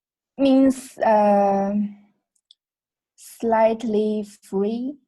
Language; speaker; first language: English; non-native, learner; Chinese